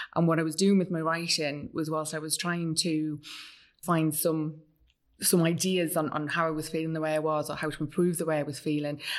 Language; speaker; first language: English; native; English